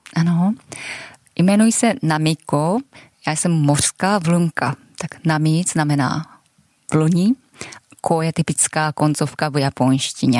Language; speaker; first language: Czech; non-native, fluent; Japanese